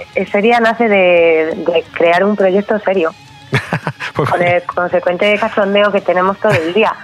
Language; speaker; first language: Spanish; native; Spanish